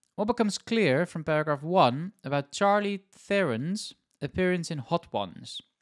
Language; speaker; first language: English; non-native, fluent; Dutch